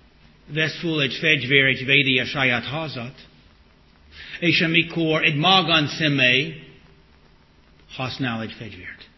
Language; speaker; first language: Hungarian; non-native, fluent; English